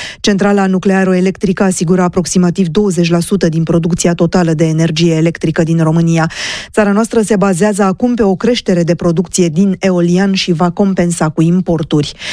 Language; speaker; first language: Romanian; native; Romanian